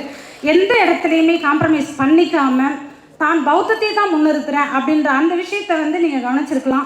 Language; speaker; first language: Tamil; native; Tamil